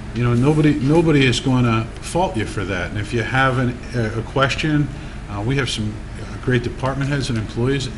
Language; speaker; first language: English; early bilingual, other home language; Italian